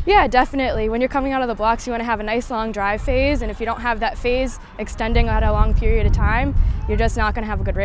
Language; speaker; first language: English; native; English